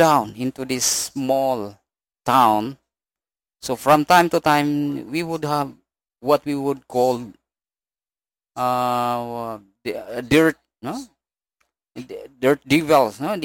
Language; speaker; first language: English; non-native, local second language; Cebuano